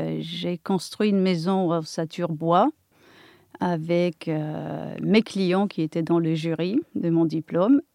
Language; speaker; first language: French; non-native, fluent; Polish